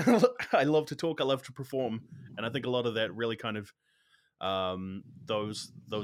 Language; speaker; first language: English; native; English